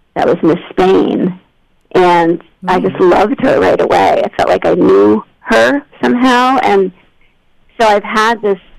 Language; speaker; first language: English; native; English